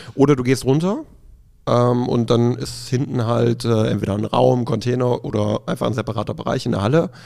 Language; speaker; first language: German; native; German